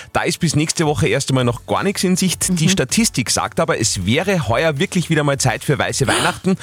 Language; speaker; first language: German; native; German